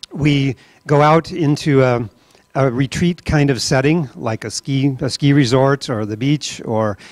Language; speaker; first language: English; native; English